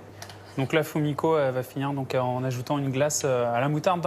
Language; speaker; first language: French; native; French